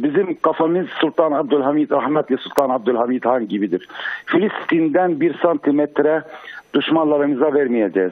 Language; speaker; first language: Turkish; non-native, fluent; Arabic